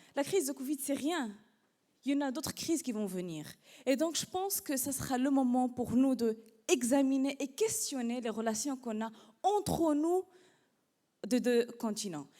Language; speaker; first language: French; non-native, local second language; Arabic